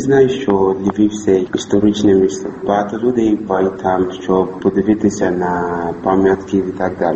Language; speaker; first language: Ukrainian; non-native, learner; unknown